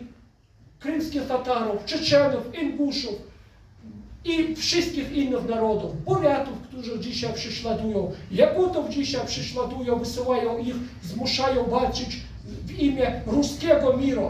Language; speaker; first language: Polish; non-native, fluent; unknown